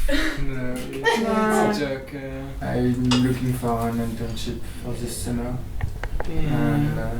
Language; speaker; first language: English; non-native, learner; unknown